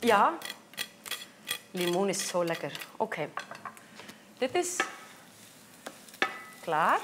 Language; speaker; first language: Dutch; non-native, fluent; Icelandic